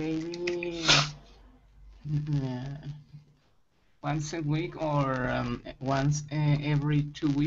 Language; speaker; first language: English; non-native, learner; Spanish